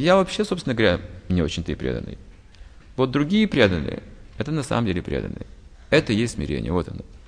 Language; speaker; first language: Russian; native; Russian